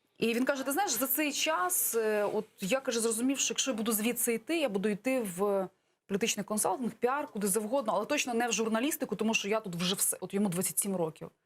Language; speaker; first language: Ukrainian; native; Ukrainian